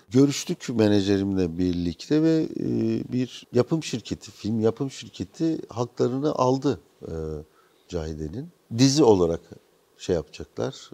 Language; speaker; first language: Turkish; native; Turkish